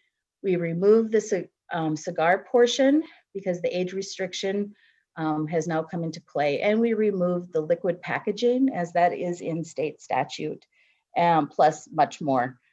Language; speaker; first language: English; native; English